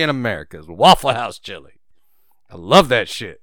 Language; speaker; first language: English; native; English